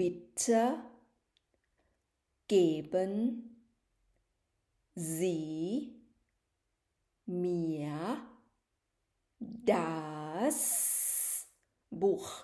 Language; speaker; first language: German; non-native, fluent; Thai